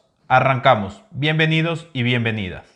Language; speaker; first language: Spanish; native; Spanish